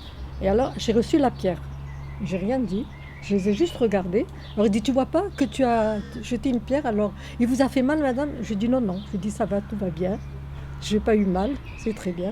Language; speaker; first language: French; native; French